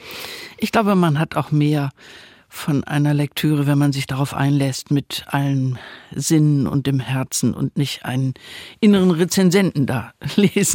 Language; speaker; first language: German; native; German